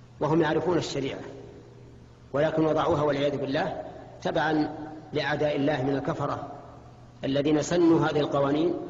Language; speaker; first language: Arabic; native; Arabic